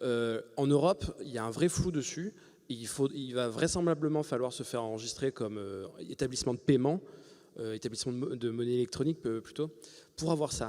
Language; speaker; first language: French; native; French